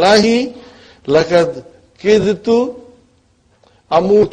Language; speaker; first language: Arabic; non-native, fluent; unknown